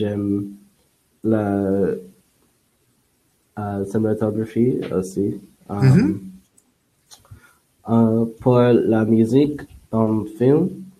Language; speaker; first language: French; non-native, learner; English